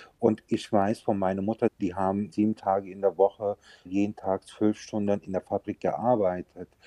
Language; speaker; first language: German; early bilingual, other home language; Turkish